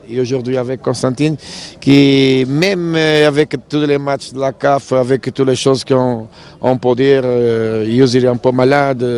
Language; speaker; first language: French; non-native, fluent; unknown